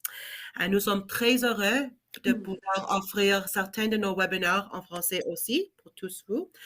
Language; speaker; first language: French; non-native, learner; English